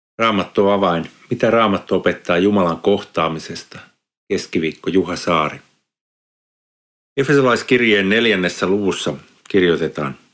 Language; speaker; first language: Finnish; native; Finnish